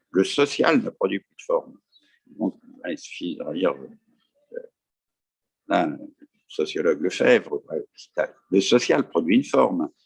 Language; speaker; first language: French; native; French